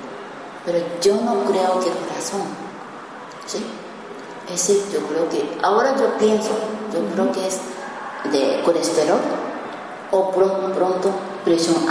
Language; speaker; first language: Spanish; non-native, learner; Japanese